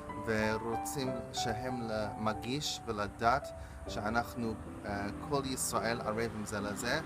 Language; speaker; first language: Hebrew; non-native, learner; English